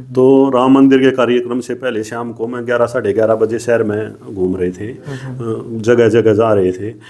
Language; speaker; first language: Hindi; native; Hindi